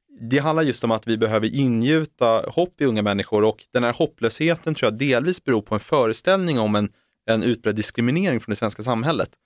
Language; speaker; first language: Swedish; native; Swedish